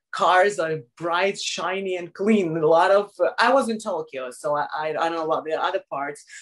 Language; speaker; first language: English; non-native, fluent; Russian